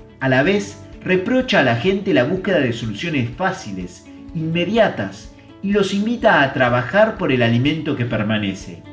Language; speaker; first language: Spanish; native; Spanish